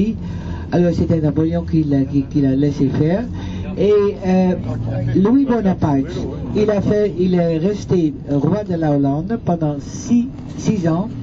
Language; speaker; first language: French; non-native, fluent; Dutch